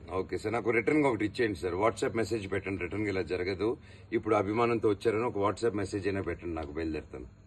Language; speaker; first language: Telugu; native; Telugu